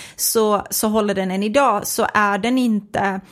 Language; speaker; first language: Swedish; early bilingual, other home language; Croatian